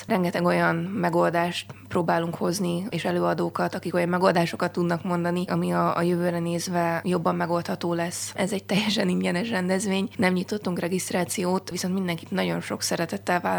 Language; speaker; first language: Hungarian; native; Hungarian